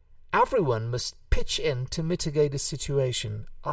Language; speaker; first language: English; non-native, fluent; Hungarian